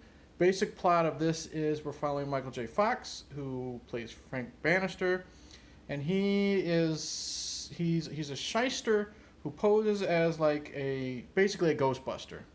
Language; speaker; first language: English; native; English